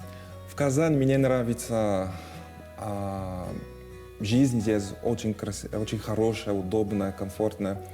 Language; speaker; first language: Russian; non-native, fluent; Portuguese